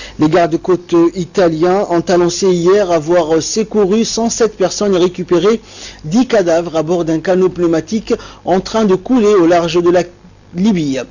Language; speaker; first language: French; non-native, local second language; Somali